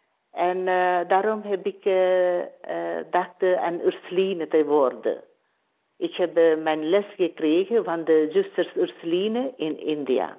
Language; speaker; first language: Dutch; non-native, learner; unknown